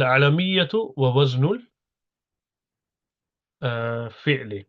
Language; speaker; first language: Arabic; non-native, fluent; English